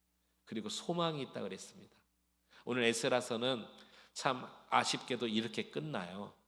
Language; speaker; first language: Korean; native; Korean